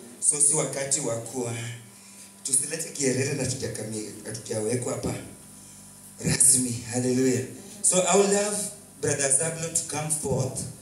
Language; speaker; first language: Swahili; non-native, local second language; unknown